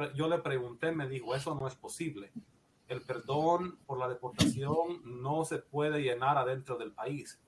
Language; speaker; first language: Spanish; native; Spanish